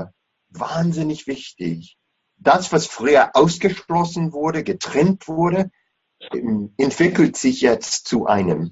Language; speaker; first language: German; non-native, fluent; English